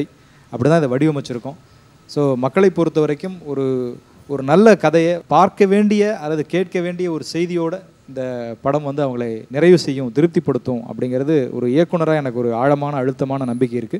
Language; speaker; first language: Tamil; native; Tamil